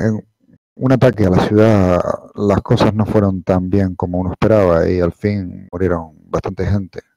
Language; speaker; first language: Spanish; native; Spanish